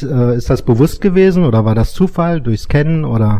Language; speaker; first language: German; native; German